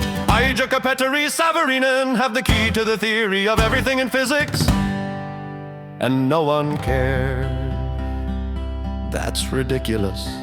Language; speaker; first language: English; non-native, fluent; Finnish